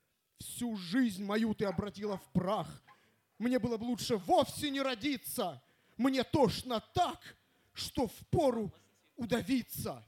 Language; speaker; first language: Russian; native; Russian